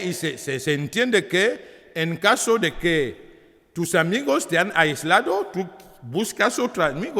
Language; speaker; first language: Spanish; non-native, fluent; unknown